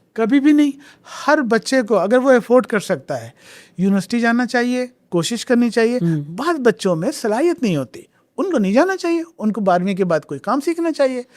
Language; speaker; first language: Urdu; native; Urdu